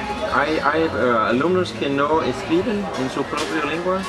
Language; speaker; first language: Spanish; non-native, learner; Danish